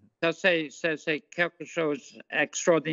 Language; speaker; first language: French; non-native, fluent; English